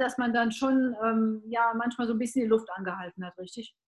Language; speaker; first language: German; native; German